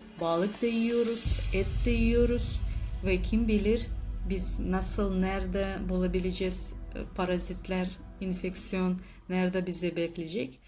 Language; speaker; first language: Turkish; non-native, learner; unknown